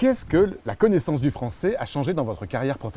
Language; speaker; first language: French; native; French